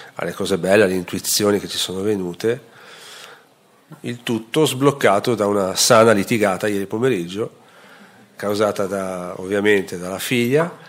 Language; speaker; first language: Italian; native; Italian